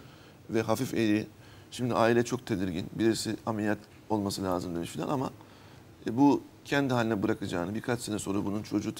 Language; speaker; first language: Turkish; native; Turkish